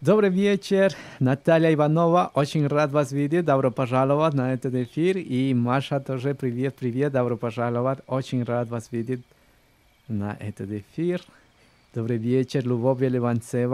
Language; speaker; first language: Russian; non-native, learner; Spanish